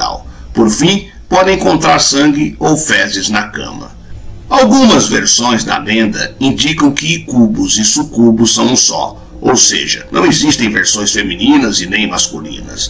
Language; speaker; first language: Portuguese; native; Portuguese